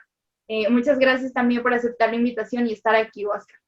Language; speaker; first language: Spanish; native; Spanish